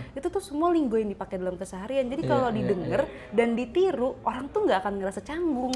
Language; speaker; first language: Indonesian; native; Indonesian